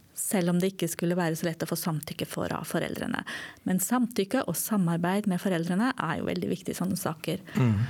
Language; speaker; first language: Norwegian; native; Norwegian